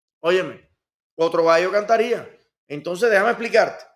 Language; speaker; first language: Spanish; native; Spanish